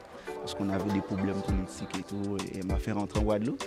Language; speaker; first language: French; non-native, local second language; Haitian Creole